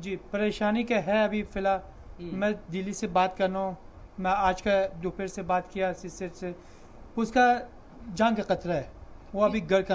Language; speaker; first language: Hindi; non-native, learner; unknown